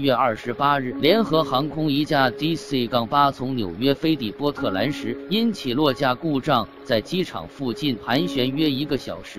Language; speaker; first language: Chinese; native; Chinese